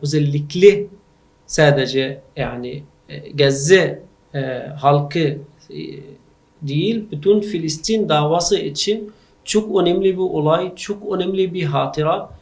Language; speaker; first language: Turkish; non-native, learner; Arabic